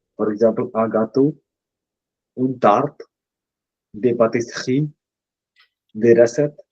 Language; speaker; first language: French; non-native, fluent; Punjabi